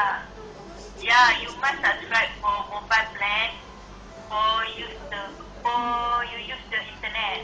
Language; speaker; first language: English; non-native, learner; Malay